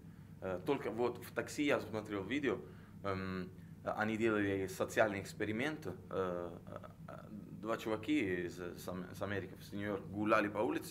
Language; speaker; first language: Russian; non-native, learner; Italian